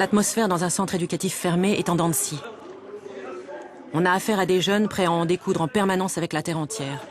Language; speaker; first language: French; native; French